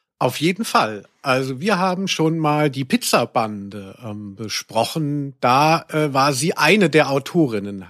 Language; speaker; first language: German; native; German